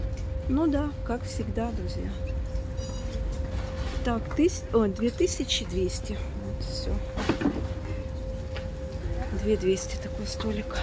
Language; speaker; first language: Russian; native; Russian